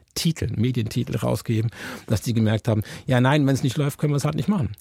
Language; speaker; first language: German; native; German